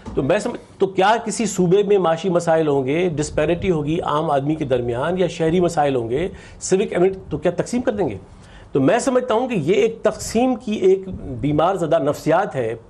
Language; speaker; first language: Urdu; non-native, local second language; Sindhi